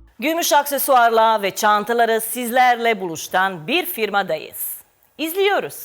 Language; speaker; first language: Turkish; native; Turkish